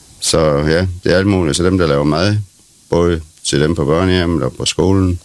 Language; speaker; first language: Danish; non-native, local second language; Faroese